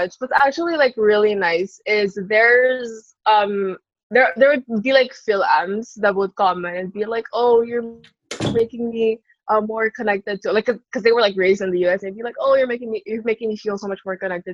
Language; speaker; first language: English; non-native, local second language; Filipino